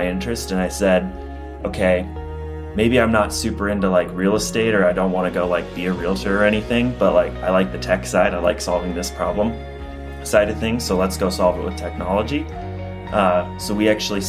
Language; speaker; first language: English; native; English